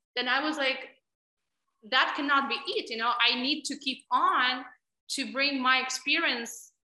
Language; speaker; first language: English; non-native, fluent; Ukrainian